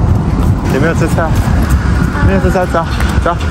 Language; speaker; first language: Chinese; non-native, fluent; Thai